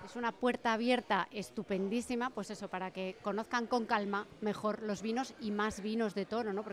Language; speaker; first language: Spanish; native; Spanish